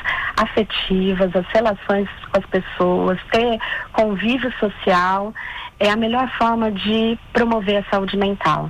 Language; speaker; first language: Portuguese; native; Portuguese